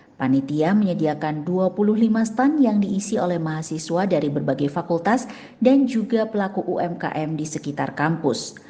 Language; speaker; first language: Indonesian; native; Indonesian